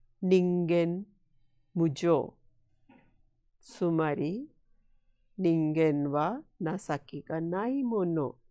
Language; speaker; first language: Japanese; non-native, fluent; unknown